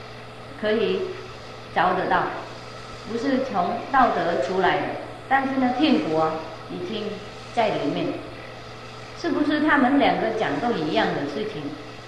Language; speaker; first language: Chinese; non-native, fluent; Vietnamese